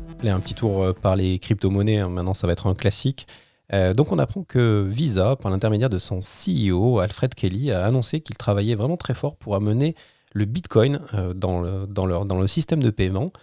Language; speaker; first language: French; native; French